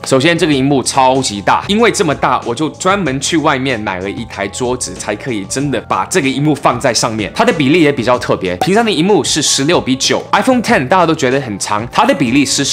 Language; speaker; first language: Chinese; early bilingual, heritage; English